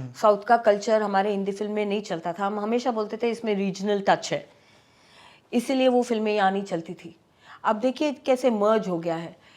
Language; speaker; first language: Hindi; non-native, local second language; Tamil